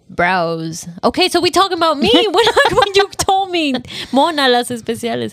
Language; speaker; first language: English; early bilingual, other home language; Spanish